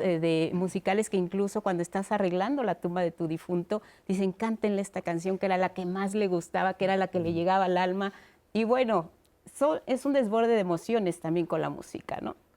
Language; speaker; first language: Spanish; native; Spanish